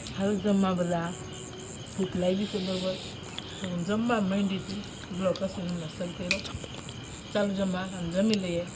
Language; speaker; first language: Gujarati; non-native, local second language; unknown